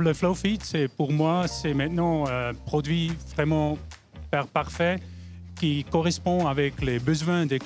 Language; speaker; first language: French; non-native, fluent; German